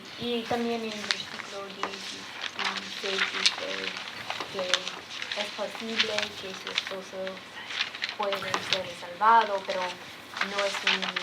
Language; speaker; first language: Spanish; non-native, learner; English